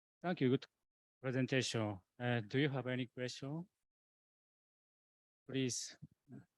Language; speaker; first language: English; non-native, learner; Japanese